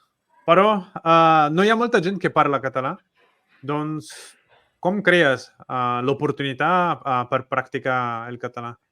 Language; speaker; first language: Catalan; non-native, learner; Portuguese